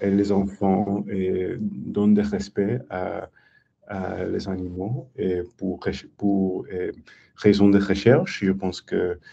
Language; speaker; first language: French; non-native, learner; English